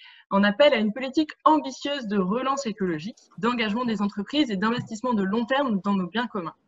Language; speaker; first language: French; native; French